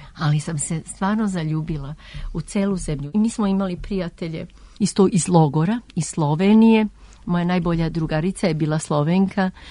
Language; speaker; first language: Serbian; early bilingual, heritage; Serbian